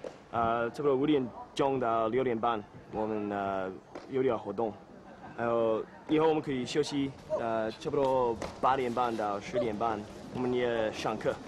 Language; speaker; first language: Chinese; non-native, learner; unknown